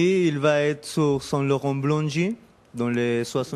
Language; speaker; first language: French; non-native, learner; Spanish